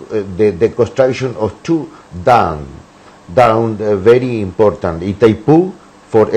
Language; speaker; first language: English; non-native, learner; Spanish